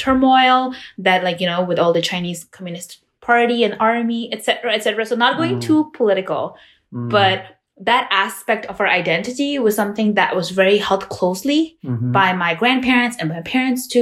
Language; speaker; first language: English; non-native, local second language; Tibetan